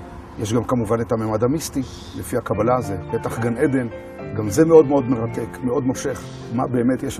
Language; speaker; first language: Hebrew; native; Hebrew